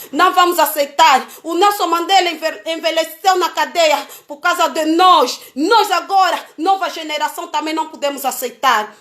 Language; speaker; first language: Portuguese; native; Portuguese